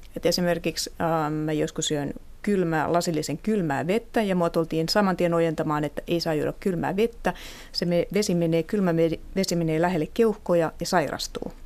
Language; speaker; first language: Finnish; native; Finnish